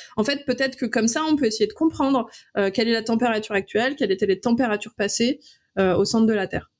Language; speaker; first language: French; native; French